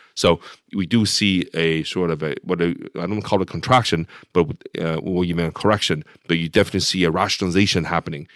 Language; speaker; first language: English; non-native, fluent; Chinese